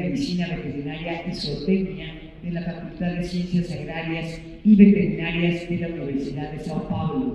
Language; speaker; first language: Spanish; native; Spanish